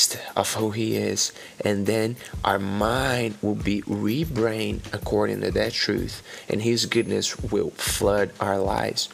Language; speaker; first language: English; non-native, fluent; Portuguese